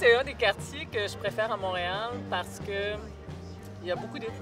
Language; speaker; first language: French; native; French